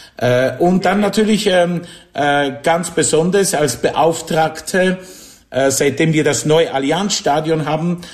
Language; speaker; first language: German; non-native, fluent; Polish